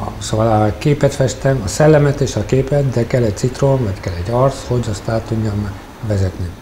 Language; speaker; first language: Hungarian; early bilingual, heritage; Hungarian